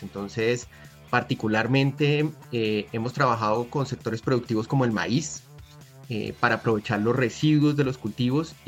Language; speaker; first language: Spanish; native; Spanish